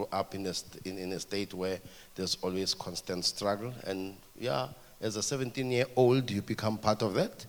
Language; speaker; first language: English; non-native, local second language; Zulu